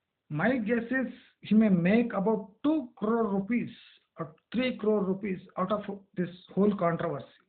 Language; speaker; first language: English; non-native, local second language; Telugu